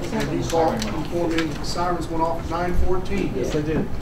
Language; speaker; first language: English; native; English